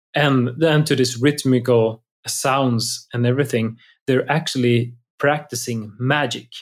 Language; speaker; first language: English; non-native, fluent; Swedish